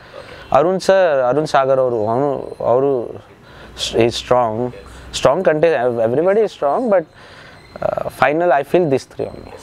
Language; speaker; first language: Kannada; non-native, learner; Nepali